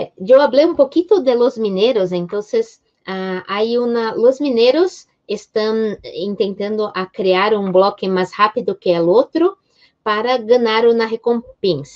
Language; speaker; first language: Spanish; non-native, fluent; Portuguese